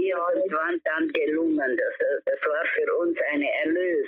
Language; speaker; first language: German; early bilingual, heritage; German